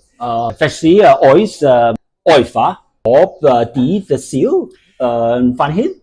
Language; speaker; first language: Welsh; non-native, learner; Cantonese